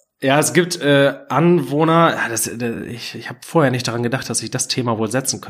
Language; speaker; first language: German; native; German